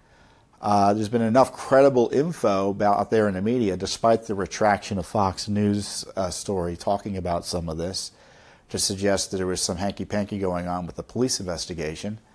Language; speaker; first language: English; native; English